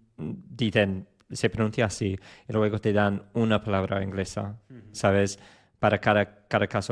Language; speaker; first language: Spanish; non-native, fluent; English